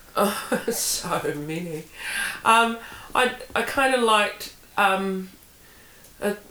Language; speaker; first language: English; native; English